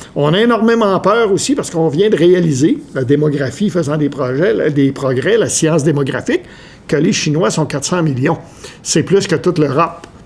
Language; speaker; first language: French; native; French